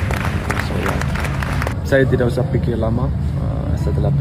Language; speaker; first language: Indonesian; non-native, fluent; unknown